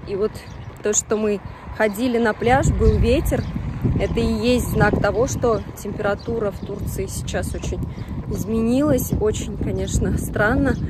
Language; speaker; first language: Russian; native; Russian